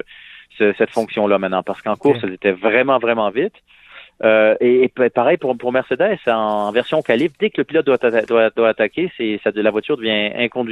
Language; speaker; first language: French; native; French